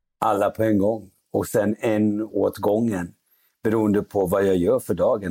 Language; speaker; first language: Swedish; early bilingual, other home language; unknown